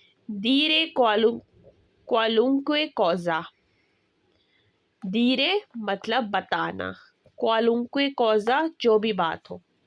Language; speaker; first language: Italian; non-native, fluent; Urdu